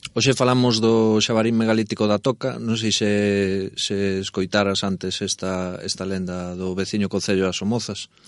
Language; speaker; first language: Galician; native; Galician